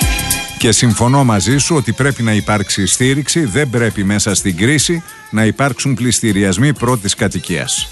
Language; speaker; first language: Greek; native; Greek